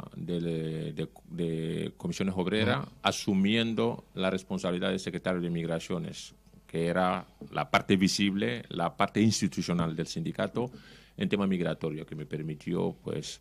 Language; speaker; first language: Spanish; non-native, fluent; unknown